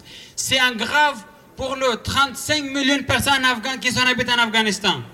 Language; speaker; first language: French; non-native, learner; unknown